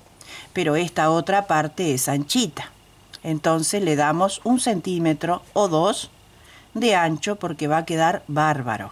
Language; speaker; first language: Spanish; native; Spanish